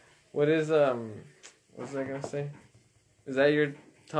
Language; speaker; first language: English; early bilingual, other home language; Spanish